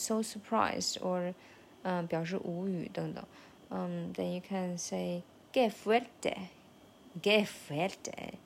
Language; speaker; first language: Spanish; non-native, learner; Chinese